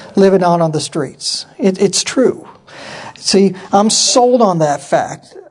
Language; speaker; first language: English; native; English